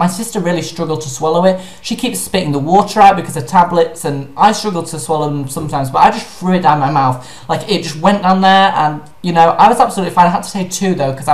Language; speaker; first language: English; native; English